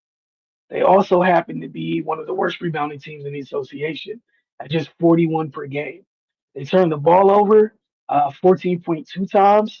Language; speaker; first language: English; native; English